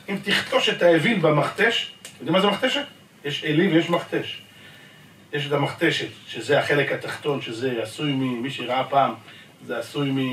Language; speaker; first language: Hebrew; native; Hebrew